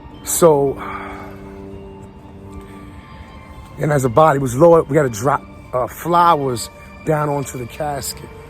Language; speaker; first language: English; native; English